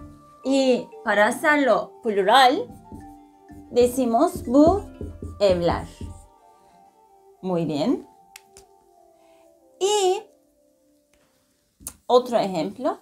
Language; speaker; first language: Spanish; non-native, fluent; Turkish